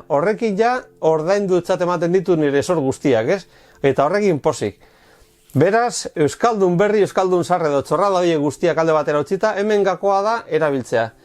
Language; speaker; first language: Basque; non-native, local second language; Spanish